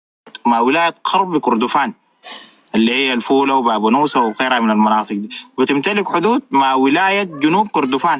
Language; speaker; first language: Arabic; native; Arabic